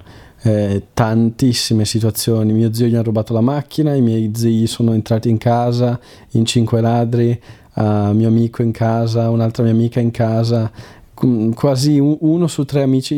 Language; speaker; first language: Italian; native; Italian